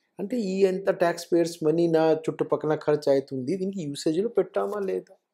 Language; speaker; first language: Telugu; non-native, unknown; Hindi